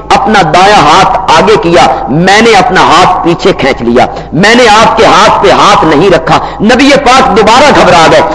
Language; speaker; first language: Urdu; non-native, local second language; Punjabi